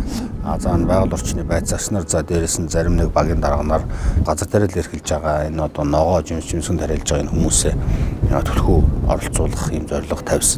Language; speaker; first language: Mongolian; native; Mongolian